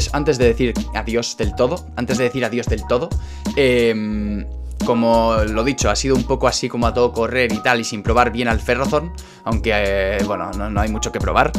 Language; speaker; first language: Spanish; native; Spanish